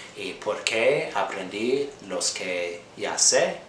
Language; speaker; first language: Spanish; non-native, fluent; English